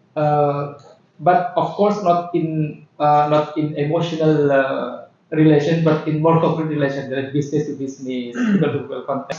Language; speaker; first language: English; non-native, fluent; Indonesian